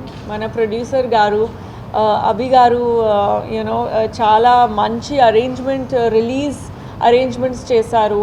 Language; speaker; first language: Telugu; non-native, fluent; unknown